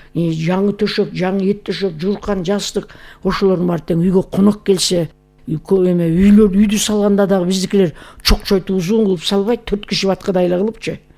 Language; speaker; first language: Kyrgyz; native; Kyrgyz